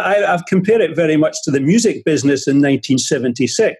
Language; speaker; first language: English; native; English